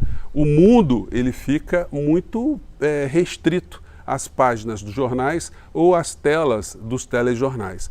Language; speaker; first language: Portuguese; native; Portuguese